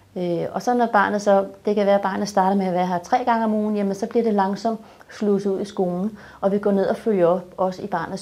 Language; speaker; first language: Danish; native; Danish